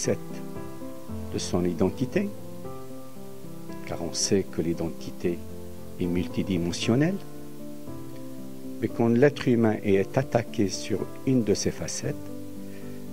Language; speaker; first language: French; non-native, local second language; Arabic